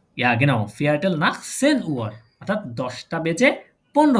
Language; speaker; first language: German; non-native, learner; Bangla